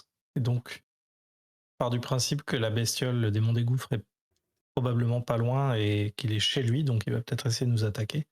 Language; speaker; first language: French; native; French